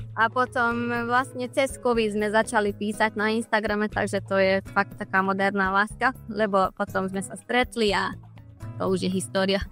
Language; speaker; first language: Slovak; non-native, local second language; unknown